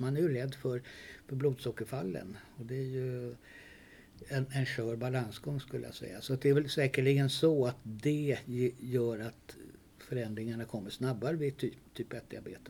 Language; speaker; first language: Swedish; native; Swedish